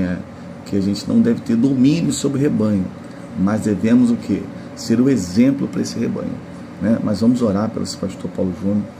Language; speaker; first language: Portuguese; native; Portuguese